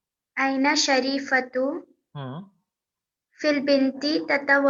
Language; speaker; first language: Arabic; non-native, learner; Urdu